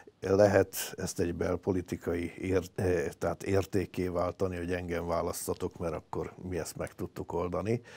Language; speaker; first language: Hungarian; native; Hungarian